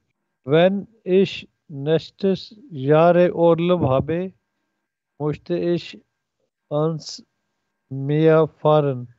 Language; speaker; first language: German; non-native, learner; Urdu